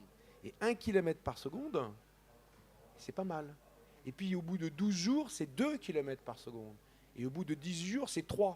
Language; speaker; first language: French; native; French